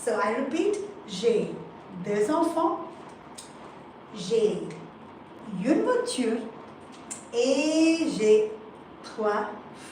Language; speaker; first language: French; non-native, fluent; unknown